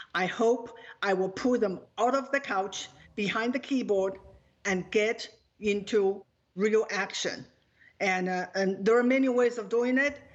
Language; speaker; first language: English; non-native, fluent; Chinese